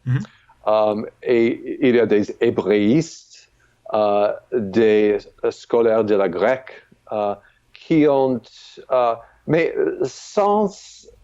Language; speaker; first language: French; non-native, fluent; English